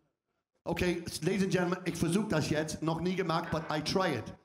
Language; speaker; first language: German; non-native, fluent; English